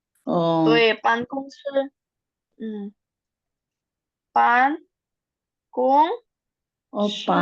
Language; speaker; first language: Chinese; non-native, fluent; Indonesian